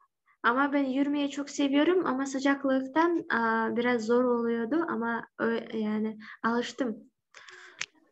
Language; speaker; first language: Turkish; non-native, learner; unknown